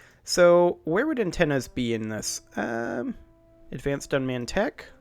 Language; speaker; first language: English; native; English